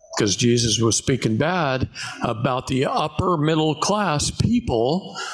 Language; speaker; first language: English; native; English